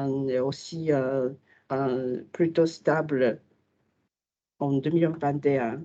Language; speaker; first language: French; non-native, fluent; Chinese